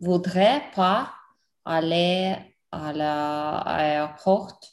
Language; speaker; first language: French; non-native, learner; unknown